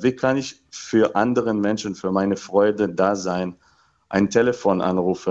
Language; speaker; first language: German; non-native, fluent; Hebrew